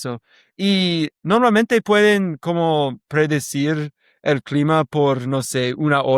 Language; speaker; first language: Spanish; non-native, learner; English